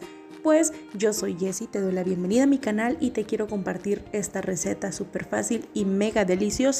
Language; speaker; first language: Spanish; native; Spanish